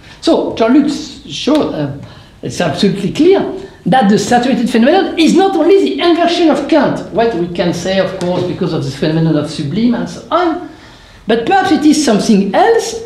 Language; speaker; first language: English; non-native, fluent; French